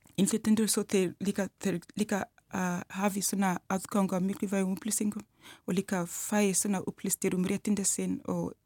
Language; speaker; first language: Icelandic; non-native, learner; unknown